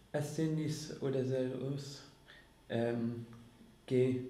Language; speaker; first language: Greek; non-native, learner; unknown